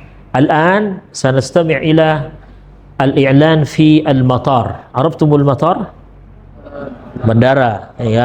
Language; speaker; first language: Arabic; non-native, fluent; Indonesian